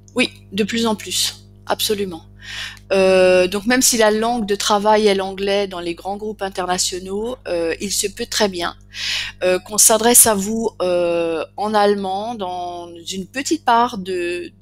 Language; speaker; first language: French; native; French